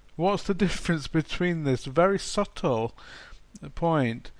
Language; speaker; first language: English; native; English